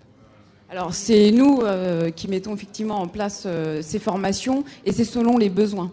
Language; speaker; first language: French; native; French